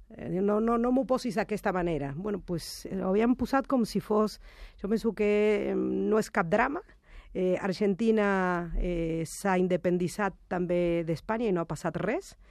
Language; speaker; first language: Catalan; non-native, fluent; Spanish